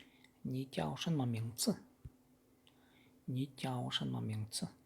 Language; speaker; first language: Chinese; non-native, learner; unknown